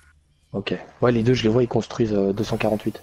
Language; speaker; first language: French; native; French